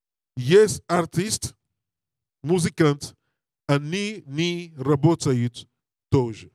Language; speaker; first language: Russian; non-native, learner; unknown